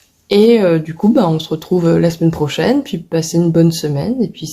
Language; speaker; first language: French; native; French